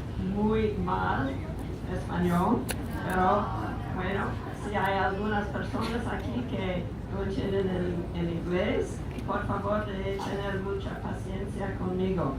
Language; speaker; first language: Spanish; non-native, learner; English